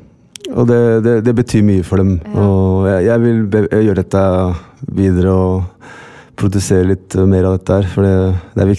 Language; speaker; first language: Norwegian; non-native, fluent; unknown